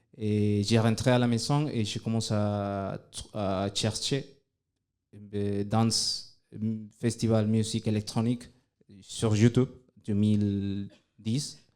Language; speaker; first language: French; non-native, fluent; Spanish